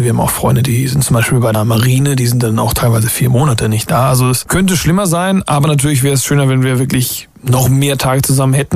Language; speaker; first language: German; native; German